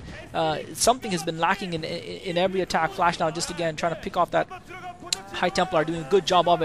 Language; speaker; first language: English; native; English